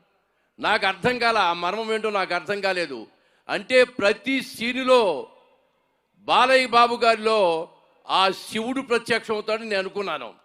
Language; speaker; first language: Telugu; native; Telugu